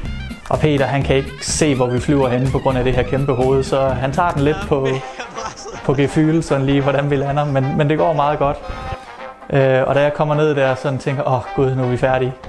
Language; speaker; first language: Danish; native; Danish